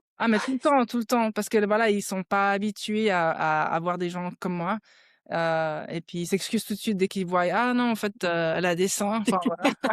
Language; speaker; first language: French; native; French